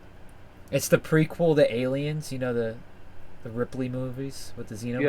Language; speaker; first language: English; native; English